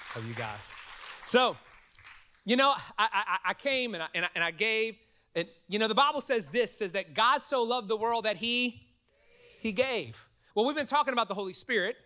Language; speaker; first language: English; native; English